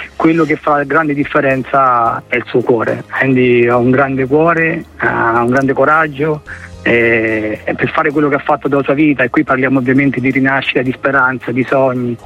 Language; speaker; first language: Italian; native; Italian